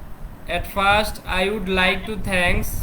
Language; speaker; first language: English; non-native, fluent; Bangla